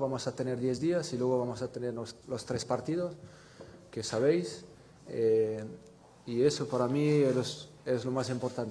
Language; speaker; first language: Spanish; non-native, fluent; French